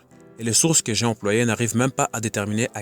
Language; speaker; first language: French; native; French